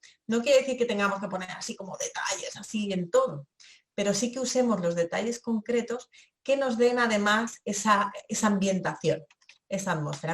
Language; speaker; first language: Spanish; native; Spanish